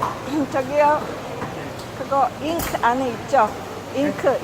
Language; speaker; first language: Korean; non-native, learner; Indonesian